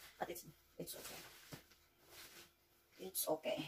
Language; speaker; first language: English; non-native, learner; Filipino